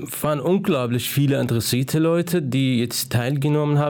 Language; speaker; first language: German; non-native, fluent; Arabic